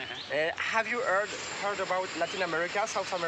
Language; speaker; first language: English; non-native, fluent; French